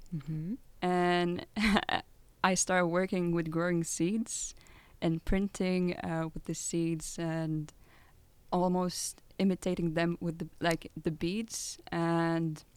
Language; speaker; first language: English; non-native, fluent; Lithuanian